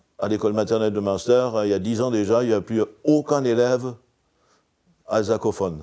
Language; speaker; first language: French; non-native, local second language; Swiss German